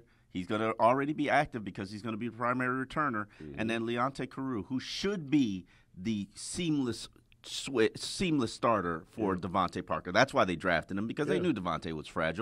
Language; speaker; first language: English; native; English